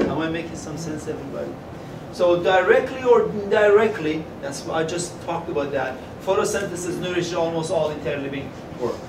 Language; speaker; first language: English; non-native, fluent; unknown